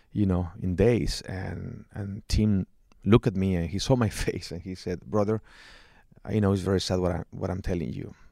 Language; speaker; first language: English; non-native, fluent; Spanish